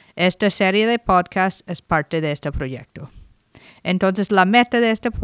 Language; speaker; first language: Spanish; non-native, fluent; English